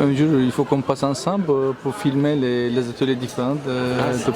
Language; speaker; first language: French; non-native, fluent; Turkish